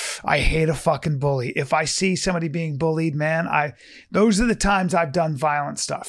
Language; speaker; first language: English; early bilingual, other home language; French